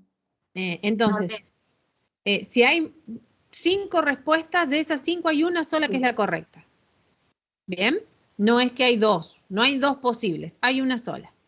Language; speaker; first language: Spanish; native; Spanish